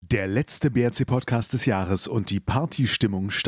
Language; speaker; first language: German; native; German